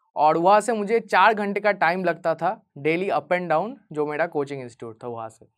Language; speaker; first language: Hindi; non-native, local second language; Bangla